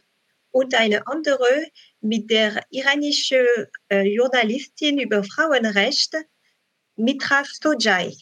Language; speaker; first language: German; non-native, learner; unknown